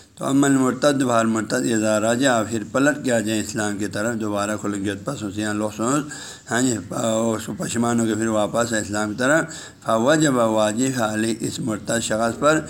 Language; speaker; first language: Urdu; native; Urdu